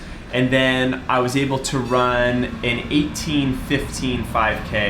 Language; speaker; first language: English; native; English